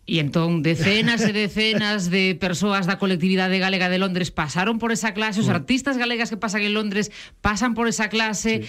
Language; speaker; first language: Galician; native; Galician